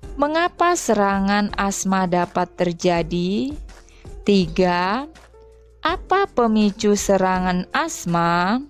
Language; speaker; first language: Indonesian; native; Indonesian